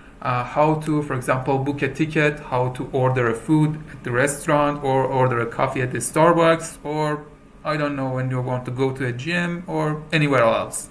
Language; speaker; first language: English; non-native, fluent; Persian